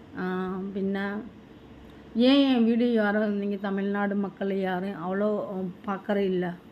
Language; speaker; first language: Tamil; non-native, learner; Malayalam